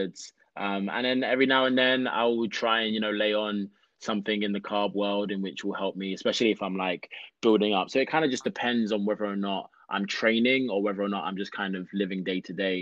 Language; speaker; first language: English; native; English